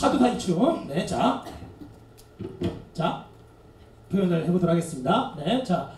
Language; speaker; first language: Korean; native; Korean